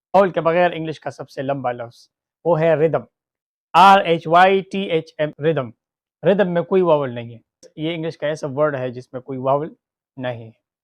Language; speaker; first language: Urdu; non-native, local second language; Pashto